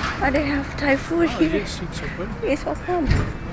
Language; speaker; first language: English; non-native, learner; Thai